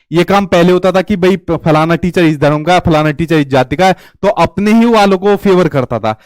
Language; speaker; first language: Hindi; native; Hindi